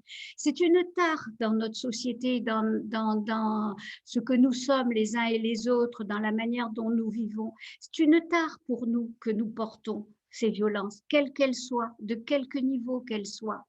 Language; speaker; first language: French; native; French